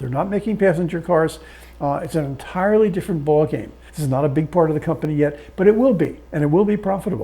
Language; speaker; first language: English; native; English